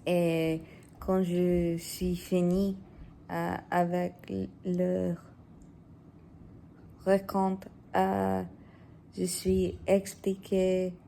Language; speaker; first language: French; non-native, learner; English